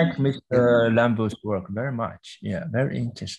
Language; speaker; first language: English; non-native, fluent; Chinese